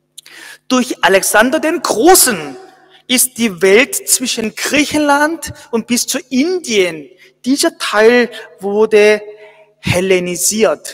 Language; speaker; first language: German; non-native, fluent; Korean